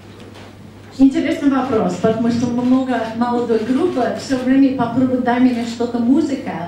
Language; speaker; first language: Russian; non-native, learner; English